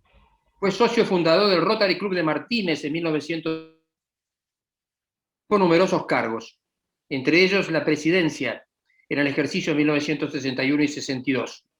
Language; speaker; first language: Spanish; native; Spanish